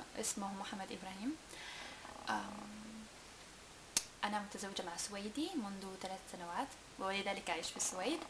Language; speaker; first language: Arabic; early bilingual, heritage; Italian